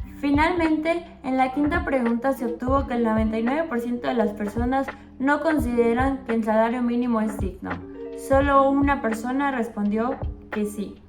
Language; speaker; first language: Spanish; native; Spanish